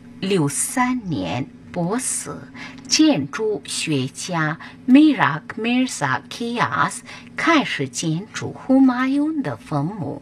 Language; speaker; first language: Chinese; non-native, fluent; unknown